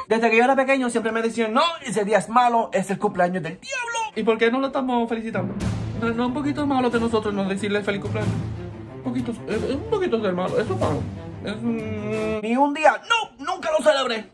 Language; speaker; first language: Spanish; early bilingual, heritage; Spanish